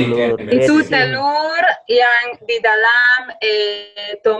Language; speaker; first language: Indonesian; non-native, learner; Hebrew